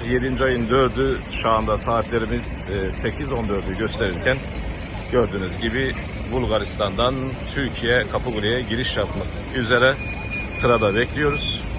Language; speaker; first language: Turkish; early bilingual, heritage; Turkish